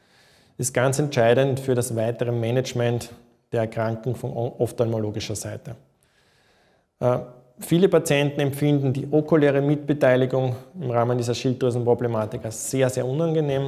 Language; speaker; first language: German; native; German